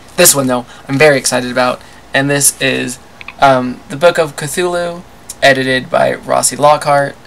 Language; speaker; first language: English; native; English